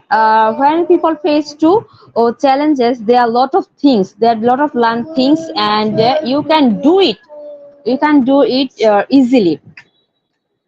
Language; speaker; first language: English; non-native, learner; Bangla